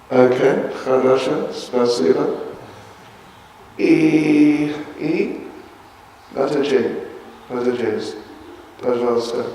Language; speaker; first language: Russian; non-native, learner; English